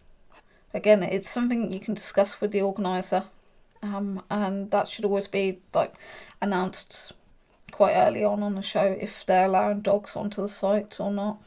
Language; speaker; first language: English; native; English